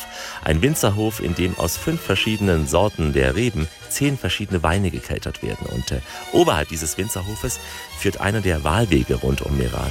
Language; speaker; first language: German; native; German